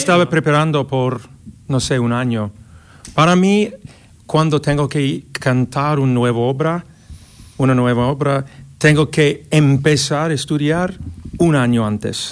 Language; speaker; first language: Spanish; non-native, fluent; English